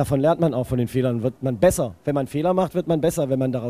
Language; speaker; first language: German; native; German